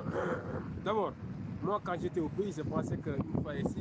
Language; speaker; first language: French; non-native, local second language; Wolof